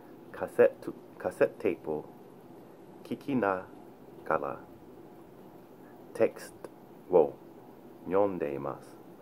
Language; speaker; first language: Japanese; non-native, learner; English